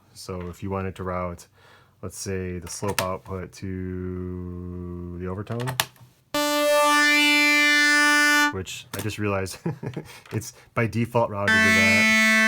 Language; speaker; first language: English; native; English